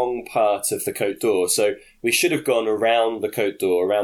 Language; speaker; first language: English; native; English